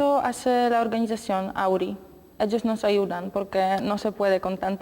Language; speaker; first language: Spanish; non-native, learner; Polish